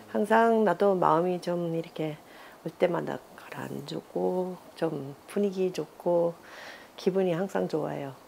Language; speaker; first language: Korean; non-native, fluent; English